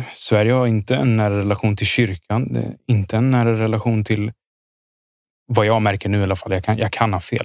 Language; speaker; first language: Swedish; early bilingual, other home language; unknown